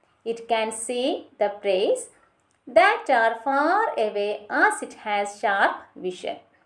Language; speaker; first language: English; non-native, local second language; Malayalam